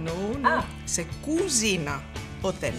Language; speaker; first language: French; non-native, learner; Greek